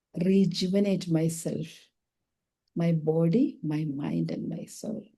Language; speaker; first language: English; non-native, local second language; Malayalam